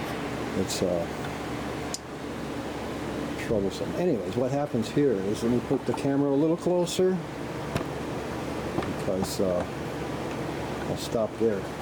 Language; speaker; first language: English; native; English